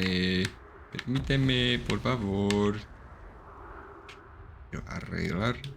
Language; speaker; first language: Spanish; non-native, learner; English